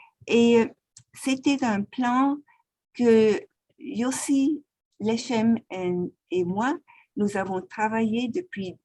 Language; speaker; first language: French; non-native, fluent; Swiss German